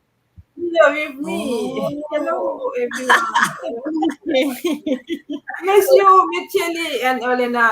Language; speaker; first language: English; non-native, learner; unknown